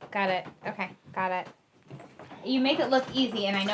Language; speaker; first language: English; native; English